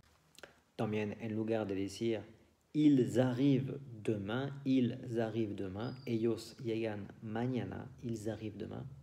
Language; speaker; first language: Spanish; non-native, fluent; French